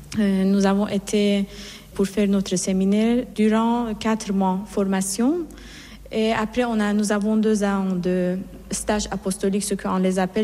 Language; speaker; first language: French; non-native, fluent; Persian